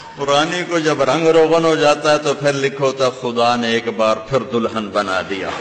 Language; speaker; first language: Urdu; non-native, local second language; Punjabi